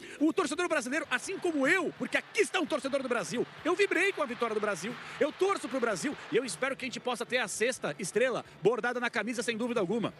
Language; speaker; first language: Portuguese; native; Portuguese